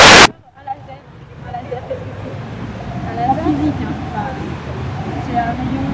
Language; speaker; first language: French; native; French